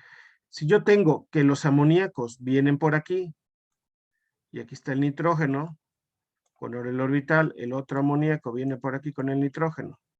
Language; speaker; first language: Spanish; native; Spanish